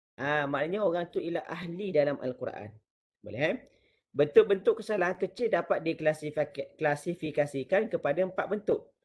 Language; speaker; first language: Malay; native; Malay